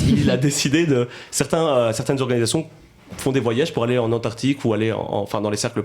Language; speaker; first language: French; native; French